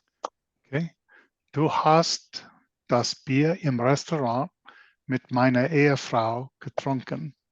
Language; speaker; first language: German; non-native, learner; English